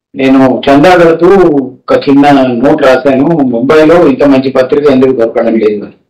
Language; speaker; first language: Telugu; early bilingual, heritage; Telugu